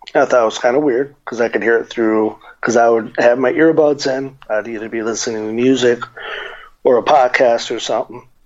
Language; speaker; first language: English; native; English